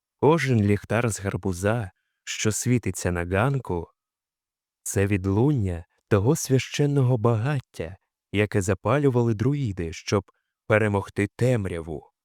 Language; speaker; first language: Ukrainian; native; Ukrainian